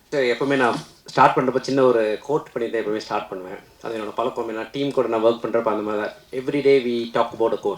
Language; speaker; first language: Tamil; native; Tamil